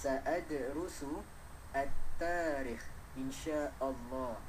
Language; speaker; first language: Arabic; non-native, learner; Malay